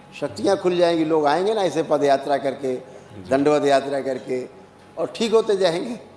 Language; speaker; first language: Hindi; native; Hindi